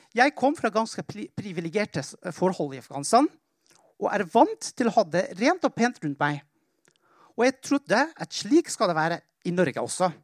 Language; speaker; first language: Norwegian; non-native, fluent; Persian